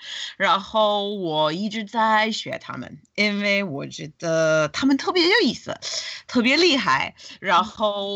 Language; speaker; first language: Chinese; non-native, fluent; English